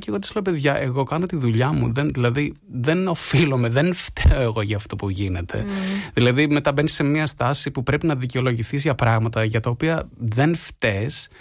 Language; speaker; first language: Greek; early bilingual, heritage; Greek